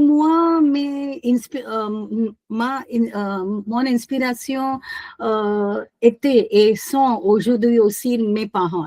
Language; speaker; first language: French; non-native, learner; Hindi